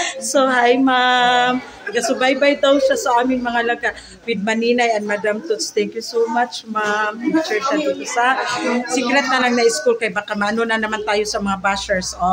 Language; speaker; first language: Filipino; non-native, local second language; Cebuano